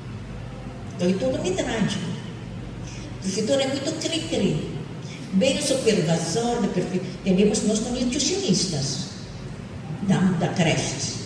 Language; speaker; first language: Portuguese; non-native, fluent; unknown